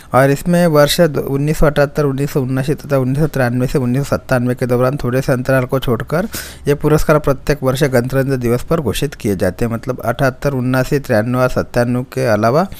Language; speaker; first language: Hindi; non-native, local second language; Marathi